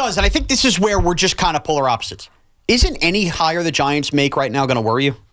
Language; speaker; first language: English; native; English